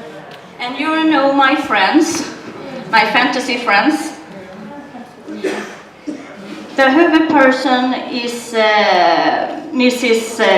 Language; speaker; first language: English; non-native, learner; Swedish